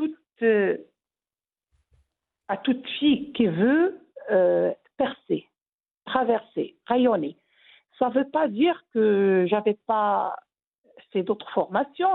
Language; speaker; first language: French; non-native, local second language; Arabic